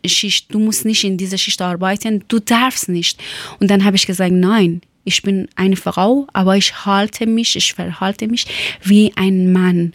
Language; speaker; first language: German; non-native, learner; Persian